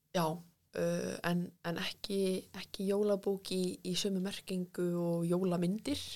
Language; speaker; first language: Icelandic; native; Icelandic